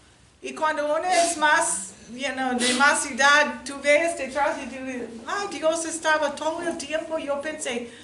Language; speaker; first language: Spanish; non-native, learner; English